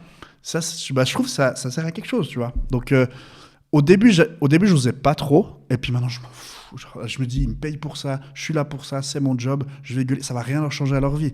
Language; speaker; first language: French; native; French